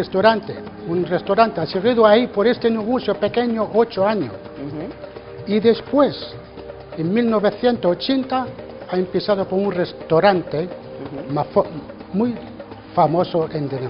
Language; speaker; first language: Spanish; non-native, learner; Arabic